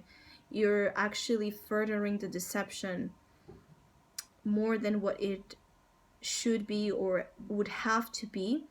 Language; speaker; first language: English; non-native, fluent; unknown